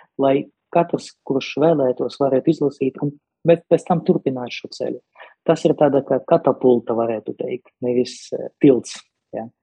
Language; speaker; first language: Latvian; non-native, local second language; Russian